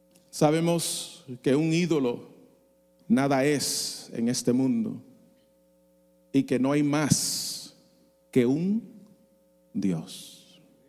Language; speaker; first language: Spanish; non-native, fluent; English